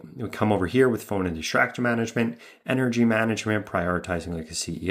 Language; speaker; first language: English; native; English